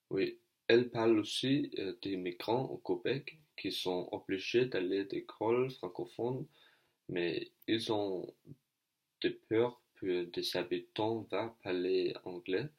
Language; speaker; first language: French; non-native, learner; Danish